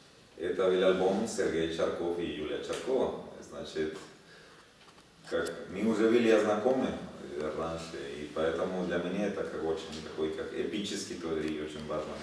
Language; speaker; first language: Russian; non-native, learner; Spanish